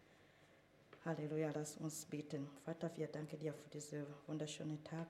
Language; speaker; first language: German; non-native, fluent; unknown